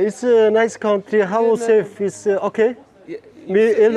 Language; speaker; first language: English; non-native, learner; Mongolian